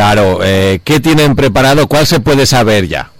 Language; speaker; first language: Spanish; native; Spanish